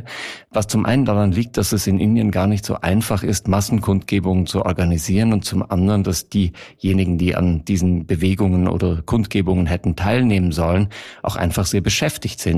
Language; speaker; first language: German; native; German